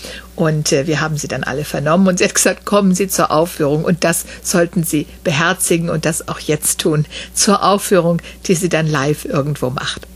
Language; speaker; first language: German; native; German